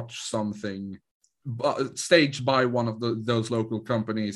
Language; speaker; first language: English; non-native, fluent; Swedish